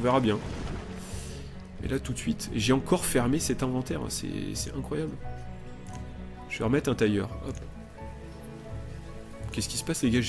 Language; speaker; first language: French; native; French